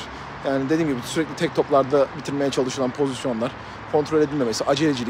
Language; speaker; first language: Turkish; native; Turkish